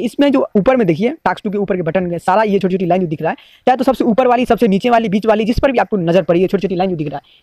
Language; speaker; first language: Hindi; native; Hindi